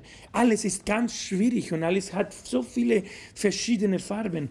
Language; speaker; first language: German; non-native, fluent; Spanish